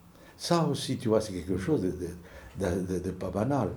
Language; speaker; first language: French; native; French